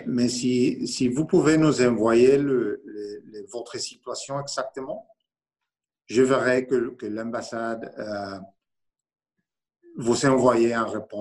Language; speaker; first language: French; non-native, learner; Spanish